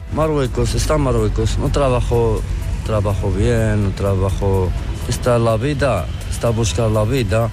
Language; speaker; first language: Spanish; non-native, learner; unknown